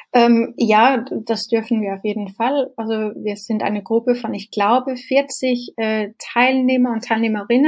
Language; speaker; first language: German; non-native, fluent; Danish